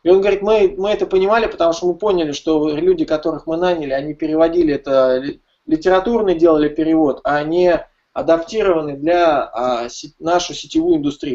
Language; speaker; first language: Russian; native; Russian